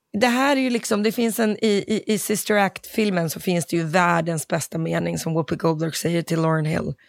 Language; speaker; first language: Swedish; early bilingual, other home language; English